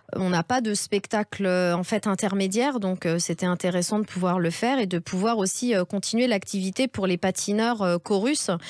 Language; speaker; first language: French; native; French